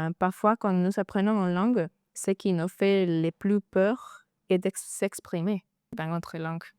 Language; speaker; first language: French; non-native, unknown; Spanish